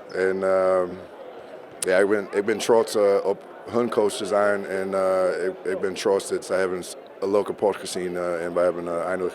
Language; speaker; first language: Dutch; non-native, learner; English